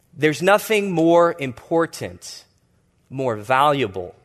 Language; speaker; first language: English; native; English